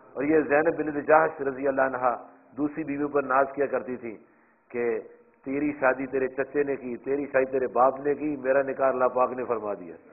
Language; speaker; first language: Urdu; non-native, local second language; Punjabi